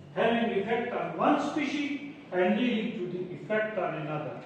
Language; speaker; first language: English; non-native, local second language; Urdu